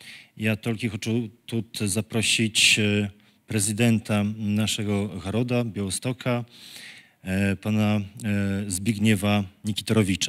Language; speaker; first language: Polish; non-native, local second language; Belarusian